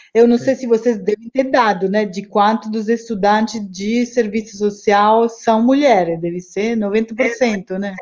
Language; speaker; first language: Portuguese; non-native, fluent; Italian